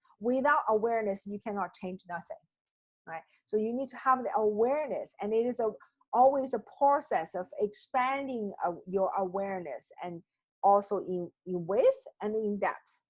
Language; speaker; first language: English; non-native, fluent; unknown